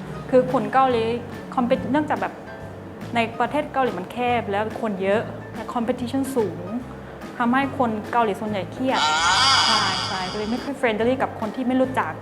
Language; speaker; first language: Thai; non-native, fluent; Korean